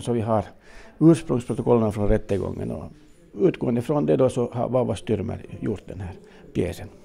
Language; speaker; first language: Swedish; native; Swedish